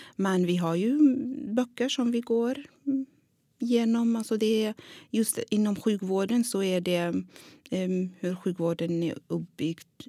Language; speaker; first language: Swedish; non-native, fluent; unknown